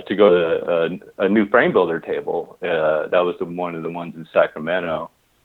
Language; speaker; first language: English; native; English